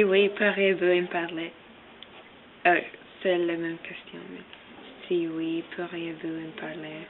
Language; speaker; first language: French; non-native, learner; English